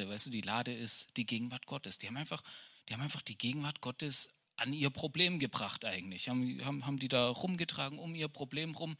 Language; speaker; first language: German; native; German